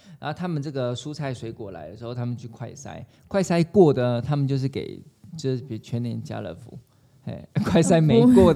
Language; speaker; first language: Chinese; native; Chinese